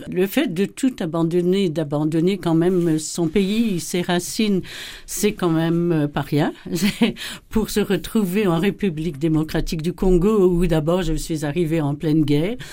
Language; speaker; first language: French; native; French